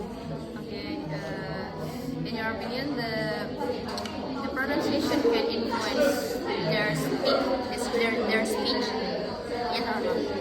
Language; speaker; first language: English; non-native, learner; Indonesian